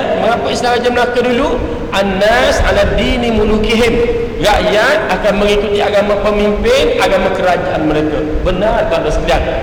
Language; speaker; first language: Malay; native; Malay